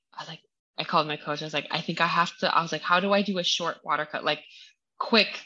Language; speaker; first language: English; early bilingual, other home language; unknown